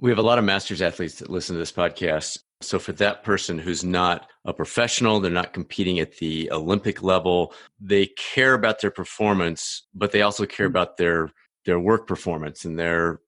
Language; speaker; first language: English; native; English